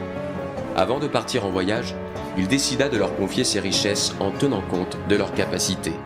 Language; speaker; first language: French; native; French